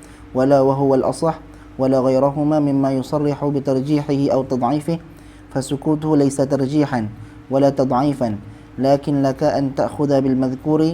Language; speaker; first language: Arabic; non-native, fluent; Malay